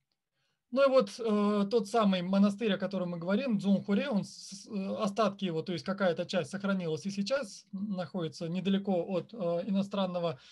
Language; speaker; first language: Russian; native; Russian